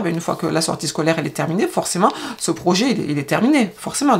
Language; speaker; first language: French; native; French